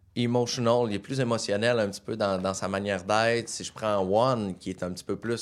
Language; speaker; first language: French; native; French